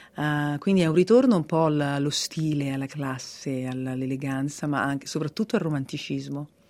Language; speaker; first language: Italian; early bilingual, heritage; Italian